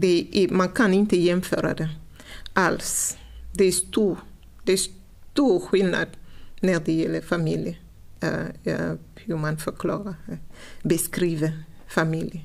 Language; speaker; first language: Swedish; non-native, fluent; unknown